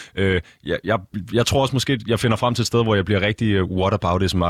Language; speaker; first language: Danish; native; Danish